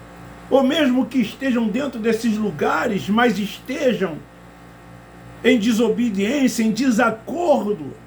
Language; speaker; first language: Portuguese; native; Portuguese